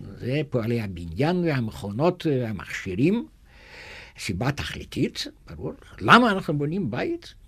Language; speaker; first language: Hebrew; non-native, fluent; German